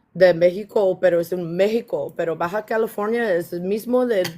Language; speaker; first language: Spanish; non-native, learner; English